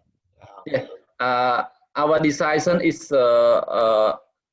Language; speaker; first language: English; non-native, learner; Khmer